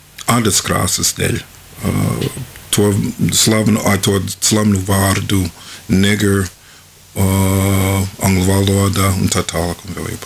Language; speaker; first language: Latvian; non-native, fluent; English